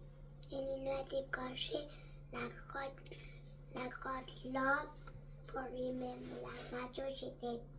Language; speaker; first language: French; native; French